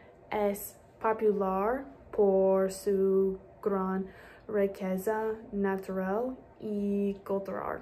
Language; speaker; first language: Spanish; non-native, learner; English